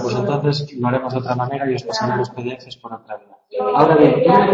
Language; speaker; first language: Spanish; native; Spanish